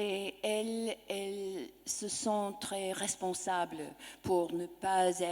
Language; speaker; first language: French; non-native, learner; English